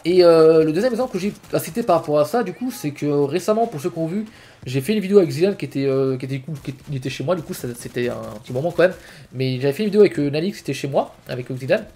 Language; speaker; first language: French; native; French